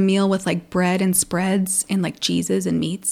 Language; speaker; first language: English; early bilingual, other home language; Pennsylvania German